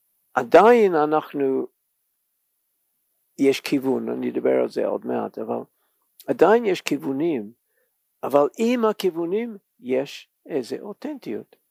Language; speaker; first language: Hebrew; non-native, learner; English